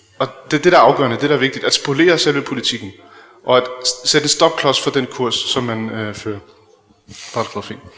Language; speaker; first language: Danish; early bilingual, other home language; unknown